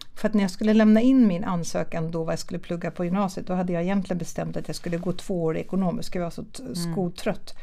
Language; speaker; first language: Swedish; early bilingual, other home language; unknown